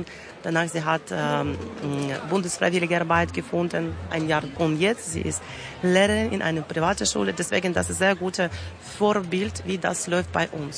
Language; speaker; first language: German; non-native, learner; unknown